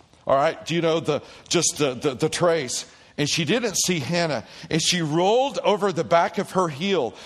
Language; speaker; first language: English; native; English